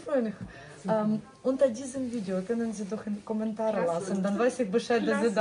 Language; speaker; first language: German; non-native, fluent; Russian